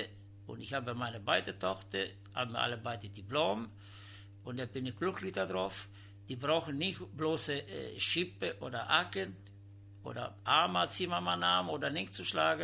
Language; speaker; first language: German; non-native, learner; Italian